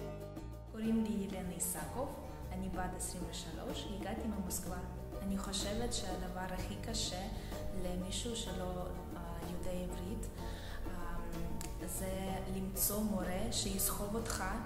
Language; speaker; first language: Hebrew; non-native, learner; Russian